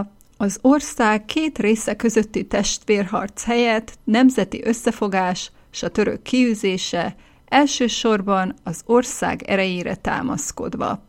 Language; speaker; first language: Hungarian; native; Hungarian